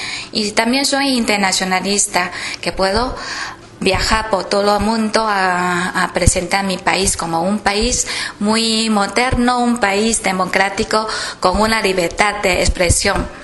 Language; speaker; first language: Spanish; non-native, fluent; Chinese